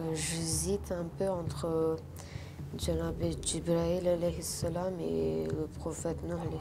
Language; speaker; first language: French; non-native, learner; Urdu